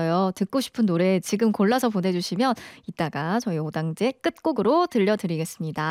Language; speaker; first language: Korean; native; Korean